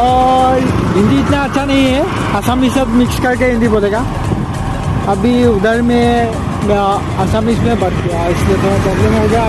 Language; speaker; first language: Hindi; non-native, local second language; Assamese